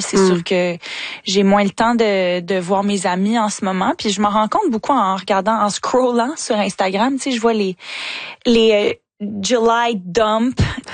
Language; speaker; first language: French; native; French